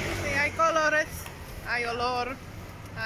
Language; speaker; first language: Spanish; non-native, learner; Finnish